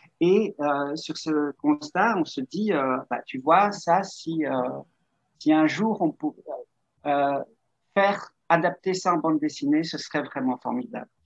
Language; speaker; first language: French; native; French